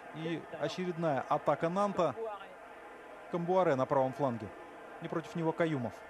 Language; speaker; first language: Russian; native; Russian